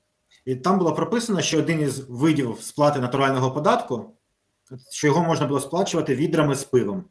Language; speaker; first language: Ukrainian; native; Ukrainian